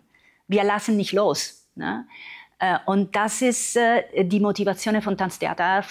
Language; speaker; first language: German; non-native, fluent; Italian